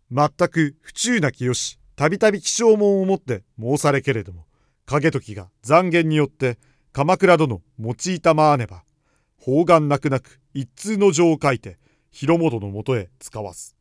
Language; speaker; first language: Japanese; native; Japanese